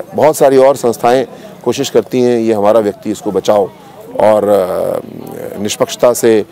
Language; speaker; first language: Hindi; native; Hindi